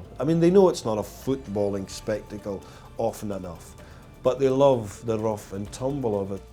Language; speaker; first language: English; native; English